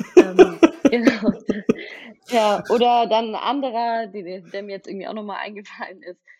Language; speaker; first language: German; native; German